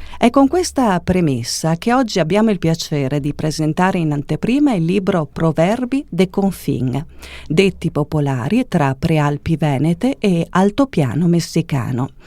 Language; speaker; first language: Italian; native; Italian